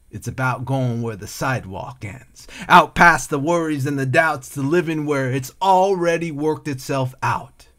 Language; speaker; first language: English; native; English